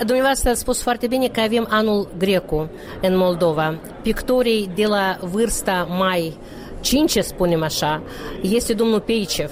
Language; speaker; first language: Romanian; non-native, local second language; Russian